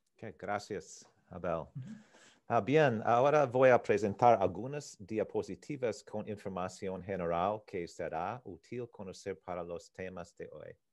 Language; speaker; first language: Spanish; non-native, learner; English